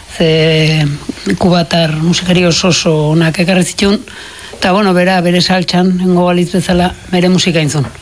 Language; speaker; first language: Basque; native; Basque